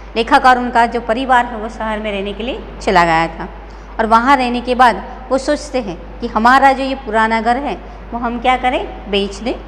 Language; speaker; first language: Hindi; non-native, local second language; Gujarati